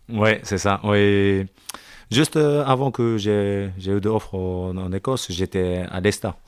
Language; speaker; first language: French; non-native, learner; Japanese